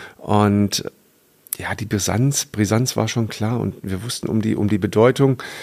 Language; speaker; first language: German; native; German